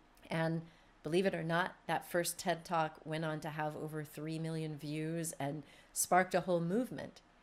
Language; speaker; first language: English; native; English